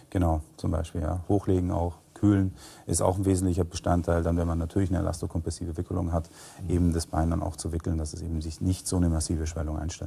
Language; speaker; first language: German; native; German